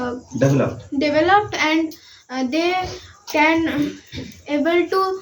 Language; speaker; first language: English; non-native, learner; Bangla